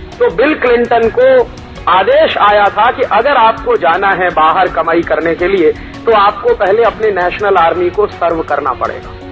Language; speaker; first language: Hindi; native; Hindi